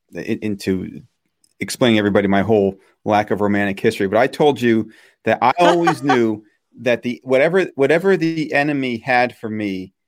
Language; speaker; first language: English; native; English